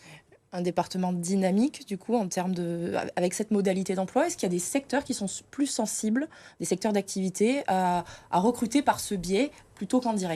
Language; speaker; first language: French; native; French